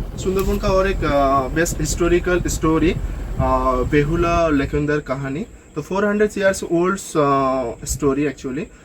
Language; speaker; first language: Hindi; non-native, local second language; Bangla